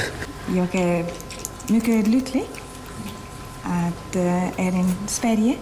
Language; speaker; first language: Swedish; non-native, learner; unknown